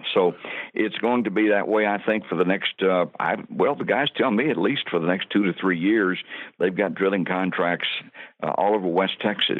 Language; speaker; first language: English; native; English